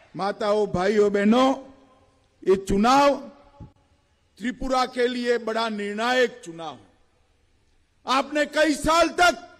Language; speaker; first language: Hindi; native; Hindi